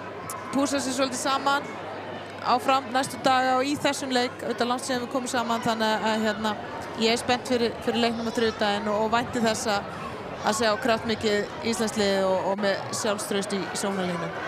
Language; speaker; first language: Icelandic; native; Icelandic